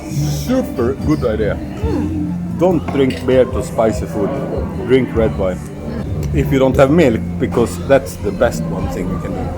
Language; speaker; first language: English; non-native, learner; Swedish